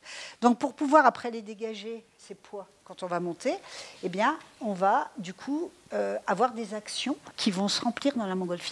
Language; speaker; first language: French; native; French